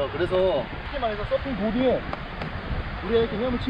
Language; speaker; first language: Korean; native; Korean